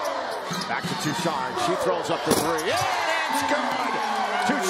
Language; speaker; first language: English; native; English